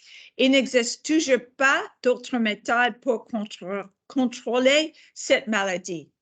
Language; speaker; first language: French; non-native, fluent; English